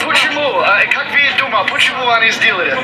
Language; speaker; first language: Russian; non-native, learner; English